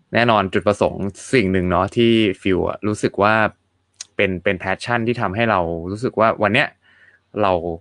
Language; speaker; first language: Thai; native; Thai